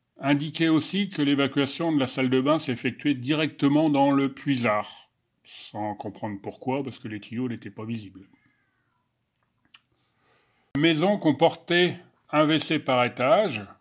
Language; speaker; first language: French; native; French